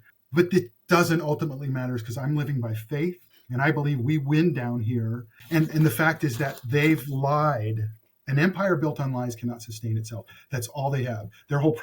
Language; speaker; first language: English; native; English